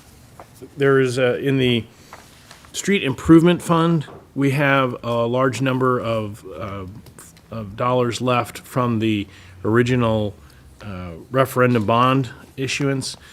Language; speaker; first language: English; native; English